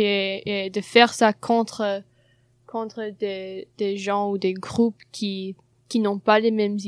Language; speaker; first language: French; non-native, fluent; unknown